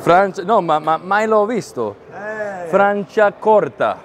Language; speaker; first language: Italian; non-native, learner; English